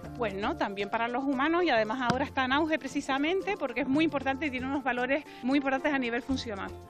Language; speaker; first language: Spanish; native; Spanish